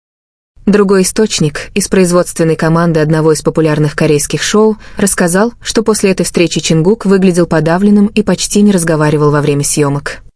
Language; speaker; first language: Russian; native; Russian